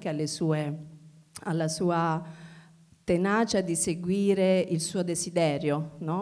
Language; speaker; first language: Italian; native; Italian